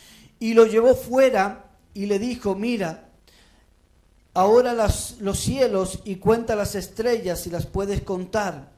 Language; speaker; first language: Spanish; native; Spanish